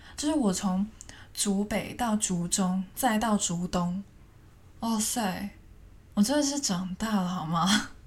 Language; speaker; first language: Chinese; non-native, fluent; Cantonese